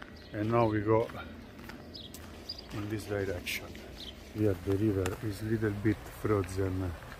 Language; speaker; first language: English; non-native, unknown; Italian